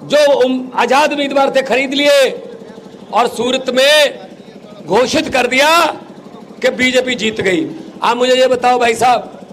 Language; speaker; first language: Hindi; non-native, local second language; Punjabi